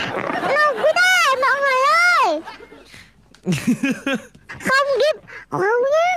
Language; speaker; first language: Vietnamese; non-native, learner; Indonesian